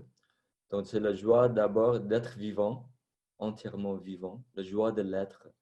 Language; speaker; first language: French; non-native, fluent; Vietnamese